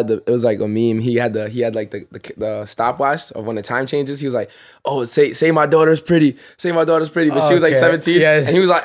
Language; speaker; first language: English; native; English